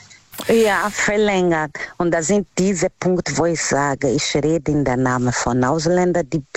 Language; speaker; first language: German; non-native, learner; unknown